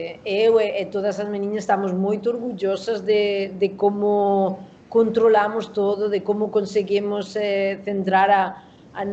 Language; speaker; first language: Portuguese; non-native, learner; Spanish